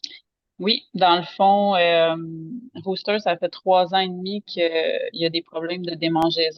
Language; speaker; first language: French; native; French